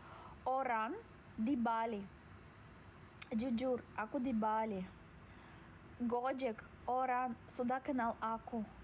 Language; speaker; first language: Indonesian; non-native, learner; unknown